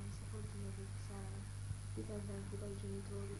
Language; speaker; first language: Italian; early bilingual, heritage; Italian